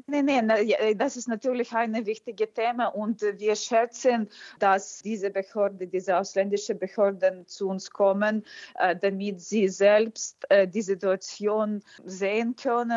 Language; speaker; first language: German; non-native, fluent; Ukrainian